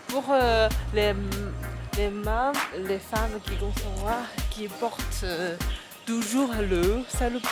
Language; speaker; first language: French; non-native, learner; Chinese